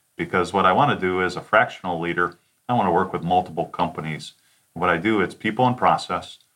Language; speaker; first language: English; native; English